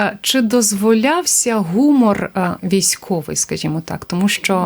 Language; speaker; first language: Ukrainian; native; Ukrainian